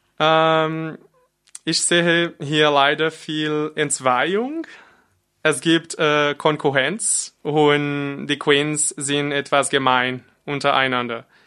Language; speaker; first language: German; non-native, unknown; Portuguese